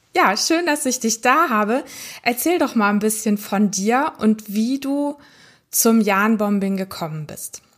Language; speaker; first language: German; native; German